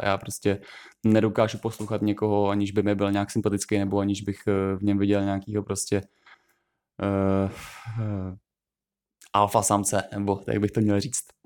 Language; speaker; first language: Czech; native; Czech